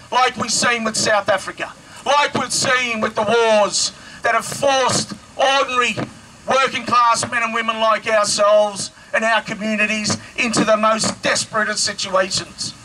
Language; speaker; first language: English; native; English